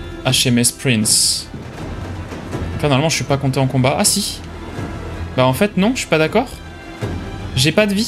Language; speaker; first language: French; native; French